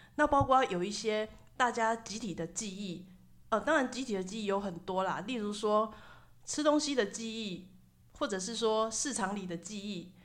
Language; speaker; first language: Chinese; native; Chinese